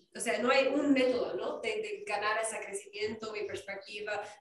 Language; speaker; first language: Spanish; non-native, fluent; English